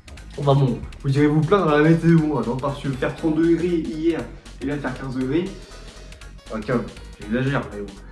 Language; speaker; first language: French; native; French